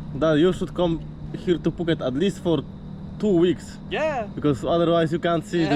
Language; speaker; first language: English; non-native, learner; Polish